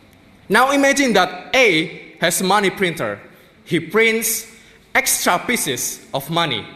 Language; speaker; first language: English; non-native, learner; Indonesian